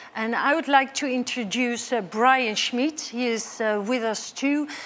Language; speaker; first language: English; non-native, fluent; Dutch